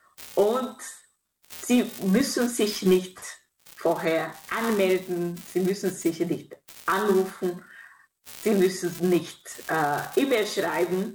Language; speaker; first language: German; non-native, fluent; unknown